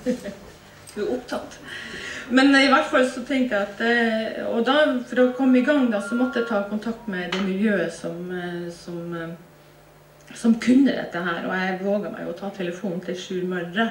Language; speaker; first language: Norwegian; native; Norwegian